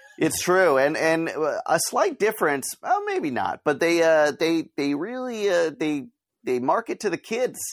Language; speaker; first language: English; native; English